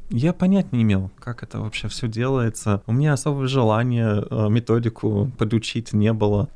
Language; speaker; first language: Russian; non-native, fluent; English